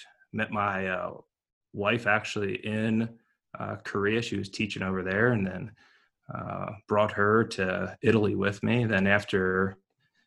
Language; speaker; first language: English; native; English